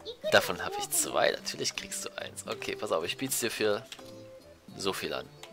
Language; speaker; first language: German; native; German